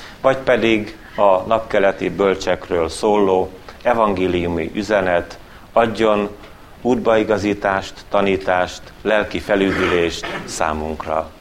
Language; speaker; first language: Hungarian; native; Hungarian